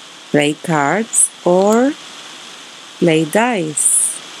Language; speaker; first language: English; non-native, fluent; Spanish